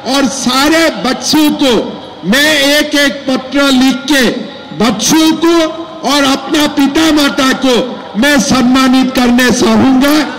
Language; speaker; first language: Hindi; non-native, local second language; Assamese